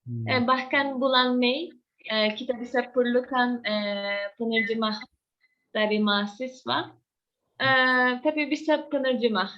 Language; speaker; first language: Indonesian; non-native, learner; Turkish